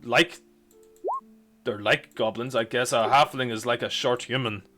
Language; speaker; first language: English; native; English